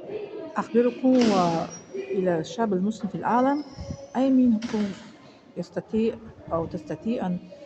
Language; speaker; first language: Arabic; non-native, fluent; Tajik